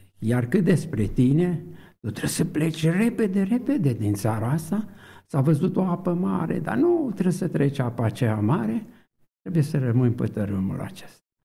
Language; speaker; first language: Romanian; native; Romanian